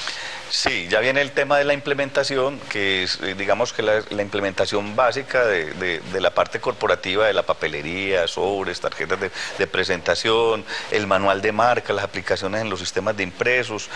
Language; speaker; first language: Spanish; native; Spanish